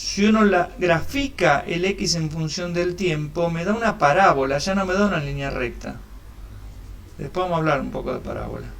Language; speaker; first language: Spanish; native; Spanish